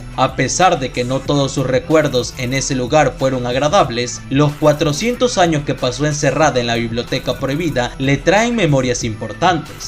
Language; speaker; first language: Spanish; native; Spanish